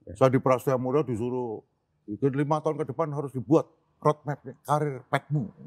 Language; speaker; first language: Indonesian; native; Indonesian